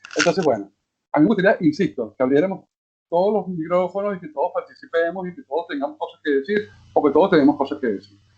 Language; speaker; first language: Spanish; native; Spanish